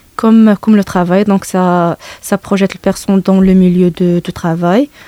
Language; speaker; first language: French; non-native, local second language; Arabic